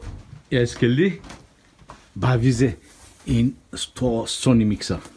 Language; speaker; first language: Danish; non-native, learner; Bulgarian